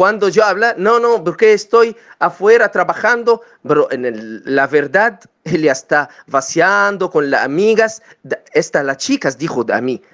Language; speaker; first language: Spanish; non-native, learner; Arabic